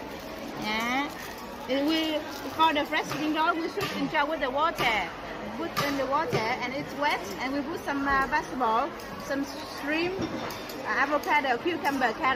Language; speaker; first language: English; non-native, learner; Vietnamese